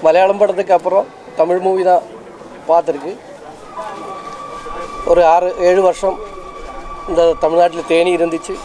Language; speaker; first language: Tamil; non-native, learner; Malayalam